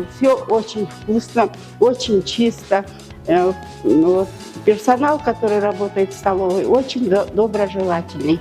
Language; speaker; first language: Russian; non-native, local second language; Kazakh